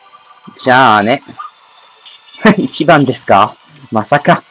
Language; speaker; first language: Japanese; non-native, learner; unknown